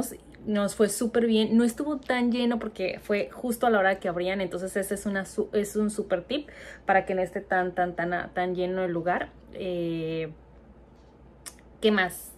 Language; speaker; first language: Spanish; native; Spanish